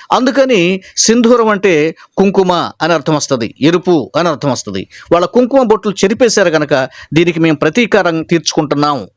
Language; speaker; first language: Telugu; native; Telugu